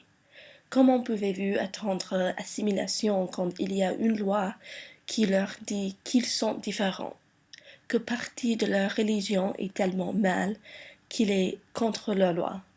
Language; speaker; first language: French; non-native, learner; English